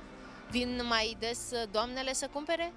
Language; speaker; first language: Romanian; native; Romanian